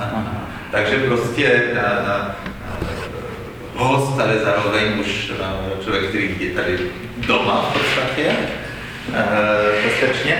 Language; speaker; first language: Czech; non-native, fluent; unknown